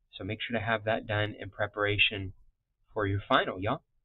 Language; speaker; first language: English; native; English